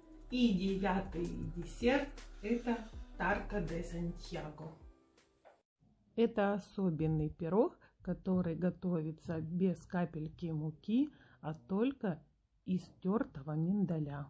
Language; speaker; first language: Russian; native; Russian